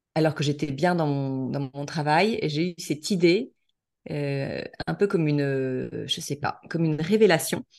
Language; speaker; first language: French; native; French